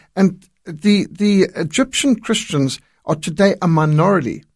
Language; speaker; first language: English; native; English